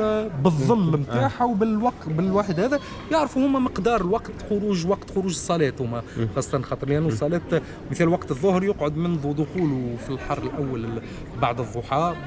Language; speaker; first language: Arabic; native; Arabic